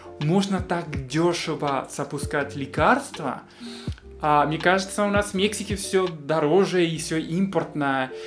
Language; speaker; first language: Russian; non-native, fluent; Spanish